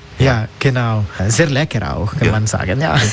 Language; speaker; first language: German; non-native, learner; Italian